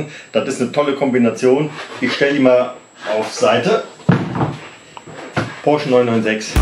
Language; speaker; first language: German; native; German